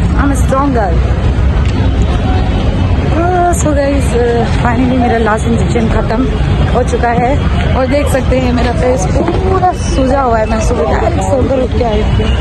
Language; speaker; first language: Hindi; non-native, local second language; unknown